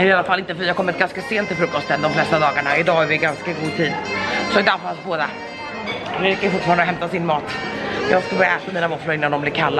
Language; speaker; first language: Swedish; native; Swedish